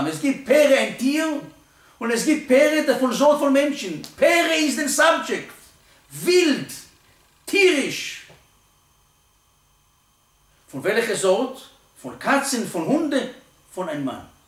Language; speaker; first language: German; non-native, learner; Hebrew